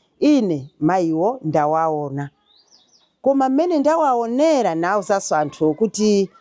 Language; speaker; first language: Nyanja; native; Nyanja